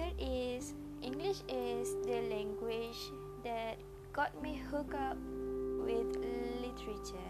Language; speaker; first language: English; non-native, local second language; Malay